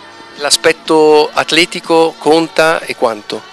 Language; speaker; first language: Italian; native; Italian